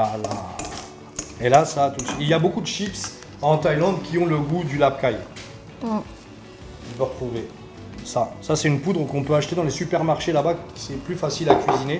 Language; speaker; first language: French; native; French